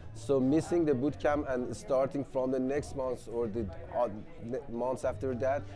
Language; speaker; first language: English; non-native, fluent; Persian